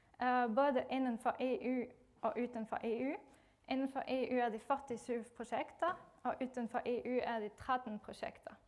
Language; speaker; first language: Norwegian; non-native, fluent; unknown